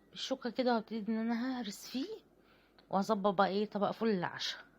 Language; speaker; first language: Arabic; native; Arabic